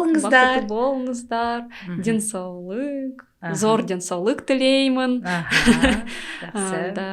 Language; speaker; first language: Kazakh; non-native, learner; Russian